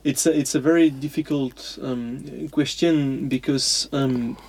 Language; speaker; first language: English; non-native, fluent; French